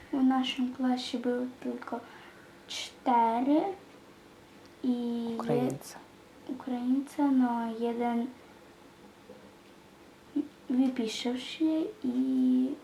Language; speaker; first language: Polish; non-native, learner; Ukrainian